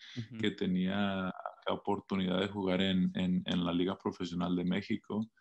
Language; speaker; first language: Spanish; early bilingual, heritage; Spanish